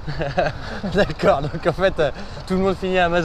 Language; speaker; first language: French; native; French